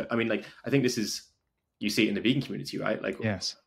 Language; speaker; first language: English; native; English